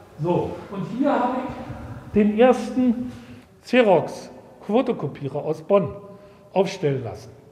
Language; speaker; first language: German; native; German